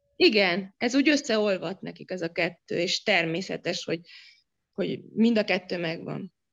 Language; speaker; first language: Hungarian; native; Hungarian